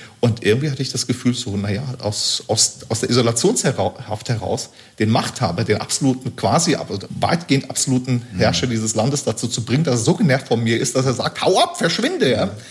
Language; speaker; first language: German; early bilingual, other home language; Turkish